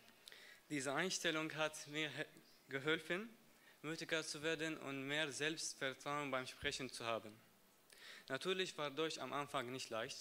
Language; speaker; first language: German; non-native, learner; Arabic